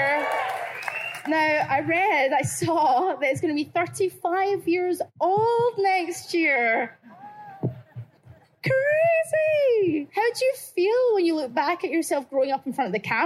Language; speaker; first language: English; native; English